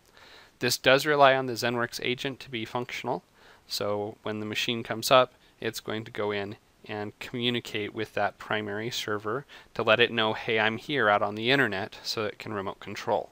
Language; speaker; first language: English; native; English